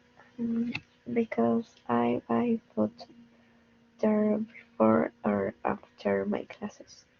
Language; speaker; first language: English; non-native, learner; Spanish